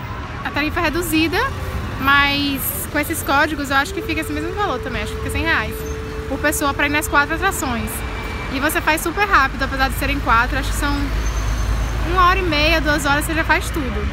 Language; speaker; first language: Portuguese; native; Portuguese